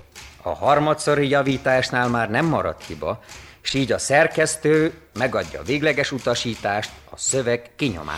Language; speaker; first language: Hungarian; native; Hungarian